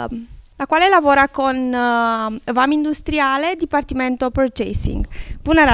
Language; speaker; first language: Italian; non-native, fluent; Romanian